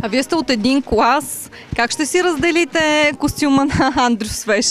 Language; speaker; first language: Bulgarian; native; Bulgarian